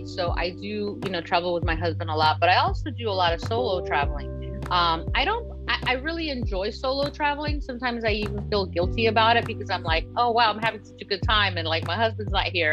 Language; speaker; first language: English; early bilingual, other home language; Spanish